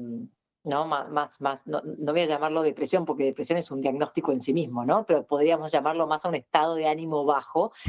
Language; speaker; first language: Spanish; native; Spanish